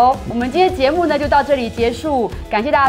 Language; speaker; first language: Chinese; native; Chinese